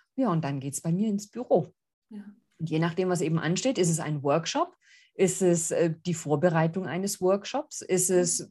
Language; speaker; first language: German; early bilingual, other home language; Greek